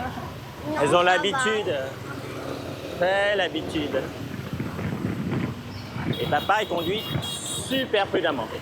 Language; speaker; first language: French; early bilingual, other home language; Vietnamese